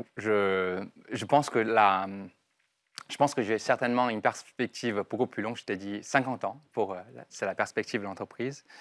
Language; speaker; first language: French; non-native, fluent; Chinese